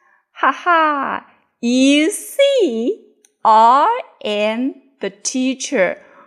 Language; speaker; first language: English; non-native, fluent; Chinese